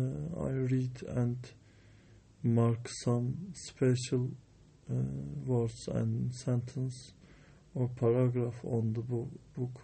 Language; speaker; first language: English; non-native, learner; Turkish